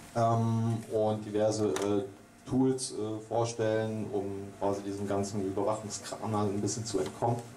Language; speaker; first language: German; native; German